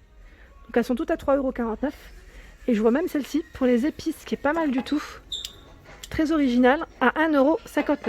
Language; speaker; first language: French; native; French